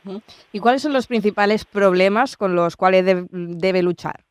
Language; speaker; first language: Spanish; native; Spanish